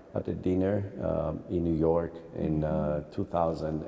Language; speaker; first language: English; non-native, fluent; Greek